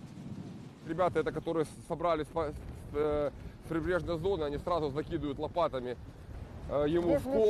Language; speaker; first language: Russian; native; Russian